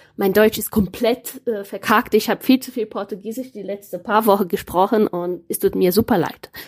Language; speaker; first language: German; non-native, learner; Portuguese